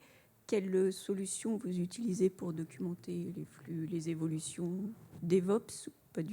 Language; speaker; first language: French; native; French